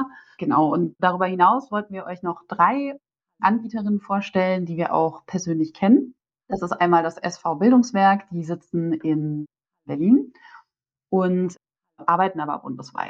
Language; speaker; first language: German; native; German